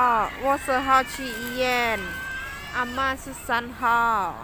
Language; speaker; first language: Chinese; non-native, learner; Javanese